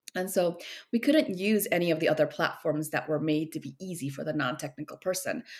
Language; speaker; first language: English; early bilingual, other home language; Korean